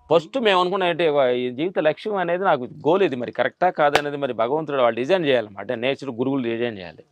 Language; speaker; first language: Telugu; native; Telugu